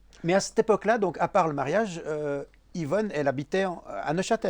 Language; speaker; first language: French; native; French